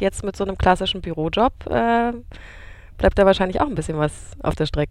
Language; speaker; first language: German; native; German